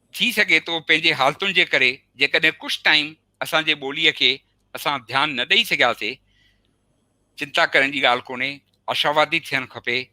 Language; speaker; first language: Sindhi; early bilingual, heritage; Sindhi